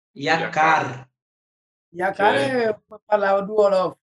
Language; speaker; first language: Portuguese; non-native, fluent; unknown